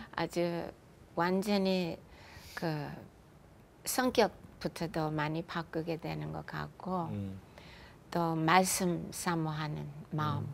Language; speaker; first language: Korean; non-native, fluent; English